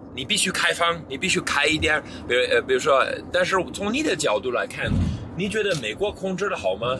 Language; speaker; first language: Chinese; non-native, fluent; English